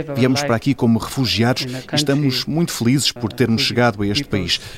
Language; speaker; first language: Portuguese; non-native, fluent; Persian